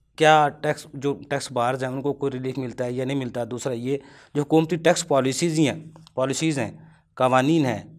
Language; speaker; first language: Urdu; non-native, local second language; Punjabi